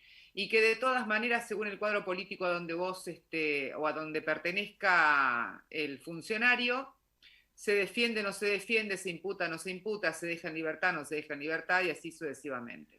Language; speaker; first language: Spanish; native; Spanish